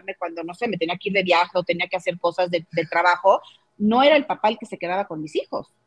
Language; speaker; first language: Spanish; native; Spanish